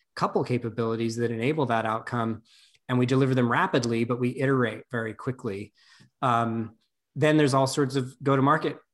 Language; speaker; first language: English; native; English